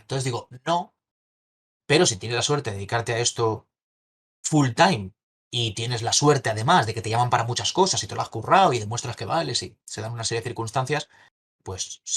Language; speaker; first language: Spanish; native; Spanish